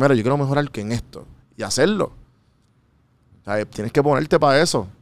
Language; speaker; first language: Spanish; native; Spanish